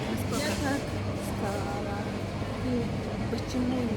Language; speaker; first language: Russian; non-native, learner; Mongolian